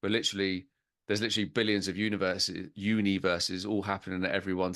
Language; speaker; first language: English; native; English